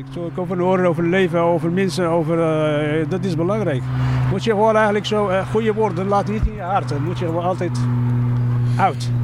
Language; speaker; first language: Dutch; non-native, learner; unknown